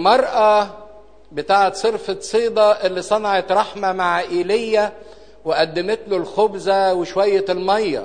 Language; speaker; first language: Arabic; native; Arabic